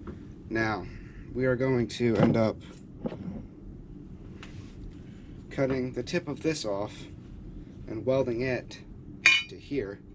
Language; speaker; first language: English; native; English